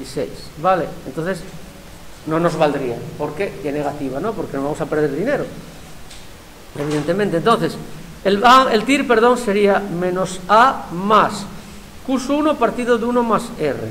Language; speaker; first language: Spanish; native; Spanish